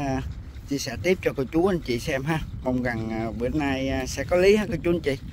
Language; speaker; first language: Vietnamese; native; Vietnamese